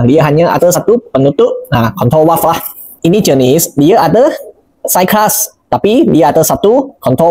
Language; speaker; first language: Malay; non-native, local second language; Chinese